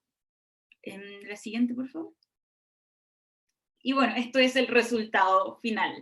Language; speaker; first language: Spanish; native; Spanish